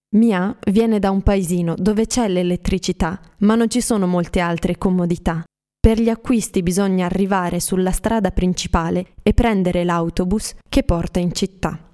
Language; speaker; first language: Italian; native; Italian